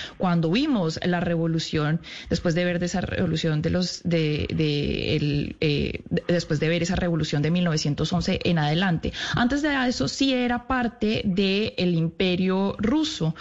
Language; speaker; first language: Spanish; native; Spanish